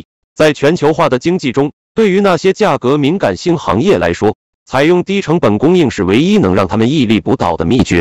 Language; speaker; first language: Chinese; native; Chinese